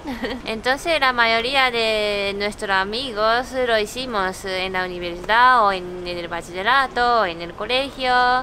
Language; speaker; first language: Spanish; non-native, learner; Japanese